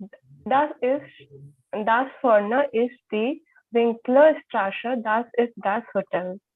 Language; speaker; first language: German; non-native, learner; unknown